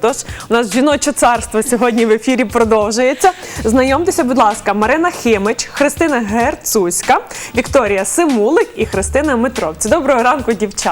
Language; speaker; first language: Ukrainian; native; Ukrainian